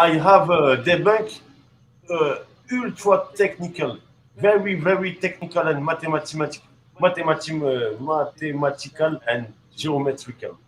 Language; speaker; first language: English; non-native, learner; French